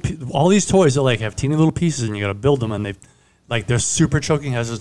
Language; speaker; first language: English; non-native, fluent; Italian